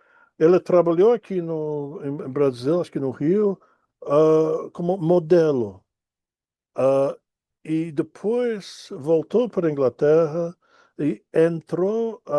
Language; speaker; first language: Portuguese; non-native, fluent; English